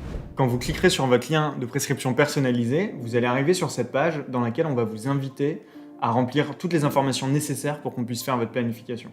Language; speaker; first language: French; native; French